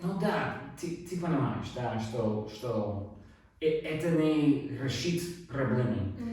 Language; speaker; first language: Russian; non-native, learner; English